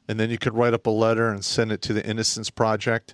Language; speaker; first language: English; native; English